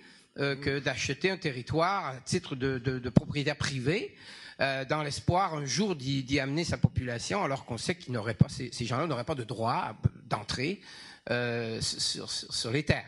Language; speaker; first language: French; native; French